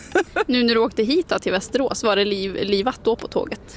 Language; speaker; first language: Swedish; native; Swedish